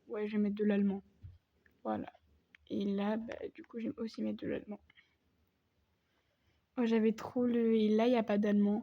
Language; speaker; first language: French; native; French